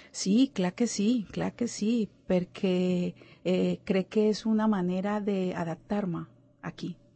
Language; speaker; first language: Catalan; non-native, learner; Spanish